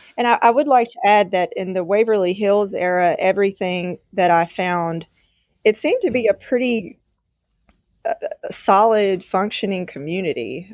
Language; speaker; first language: English; native; English